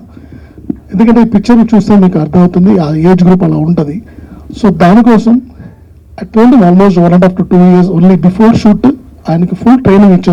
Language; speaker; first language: Telugu; non-native, learner; Tamil